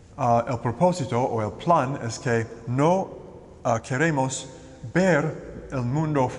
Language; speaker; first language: Spanish; non-native, learner; English